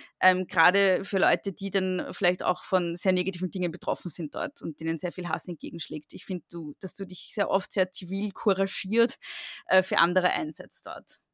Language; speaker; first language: German; native; German